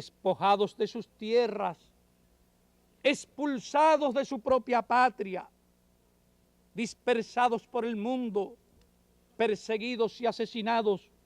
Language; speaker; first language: Spanish; native; Spanish